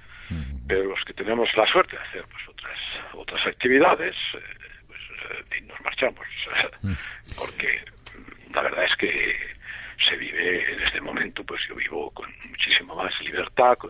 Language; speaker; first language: Spanish; native; Spanish